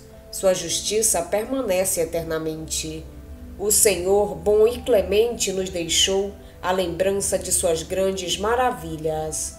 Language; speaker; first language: Portuguese; native; Portuguese